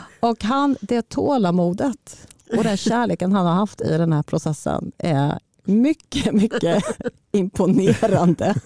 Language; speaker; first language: Swedish; early bilingual, other home language; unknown